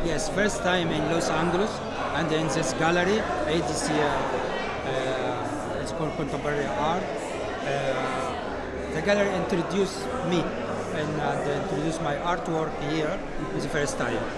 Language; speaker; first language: English; non-native, learner; Arabic